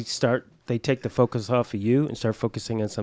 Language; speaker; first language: English; native; English